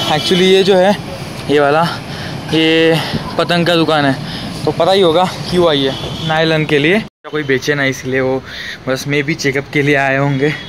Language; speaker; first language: Hindi; non-native, local second language; Marathi